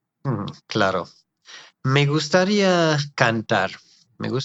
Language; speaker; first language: Spanish; non-native, fluent; English